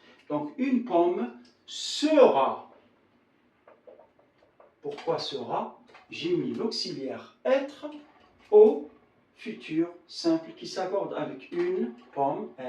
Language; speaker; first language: French; non-native, local second language; Arabic